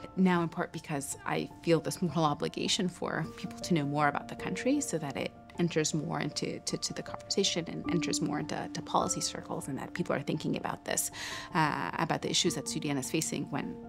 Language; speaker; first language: English; native; English